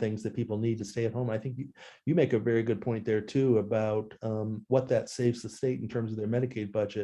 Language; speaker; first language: English; native; English